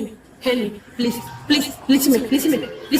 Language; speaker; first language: English; non-native, learner; Spanish